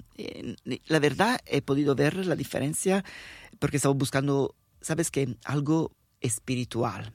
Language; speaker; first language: Spanish; non-native, fluent; Italian